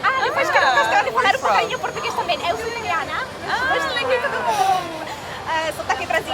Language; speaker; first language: Portuguese; non-native, learner; Italian